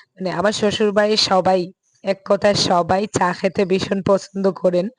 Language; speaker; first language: Bangla; native; Bangla